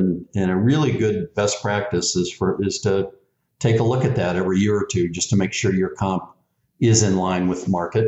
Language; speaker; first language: English; native; English